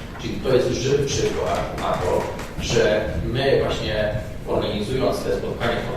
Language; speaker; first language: Polish; native; Polish